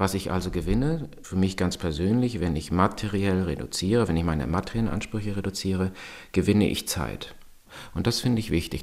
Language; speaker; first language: German; native; German